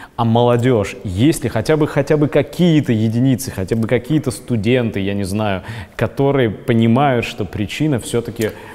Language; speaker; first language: Russian; native; Russian